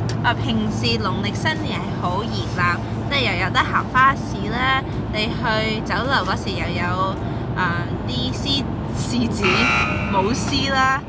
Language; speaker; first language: Cantonese; early bilingual, heritage; Cantonese